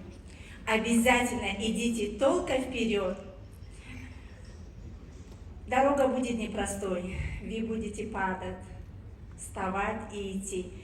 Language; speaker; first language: Russian; non-native, fluent; Tajik